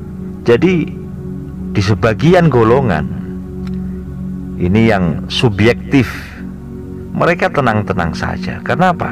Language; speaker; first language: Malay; non-native, local second language; Javanese